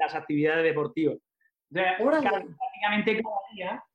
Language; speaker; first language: Spanish; native; Spanish